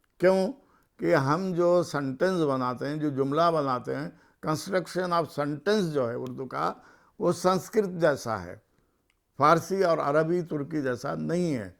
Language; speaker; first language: Urdu; native; Urdu